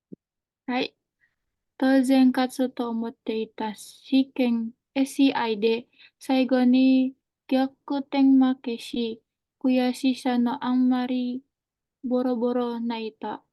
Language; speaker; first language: Japanese; non-native, learner; Indonesian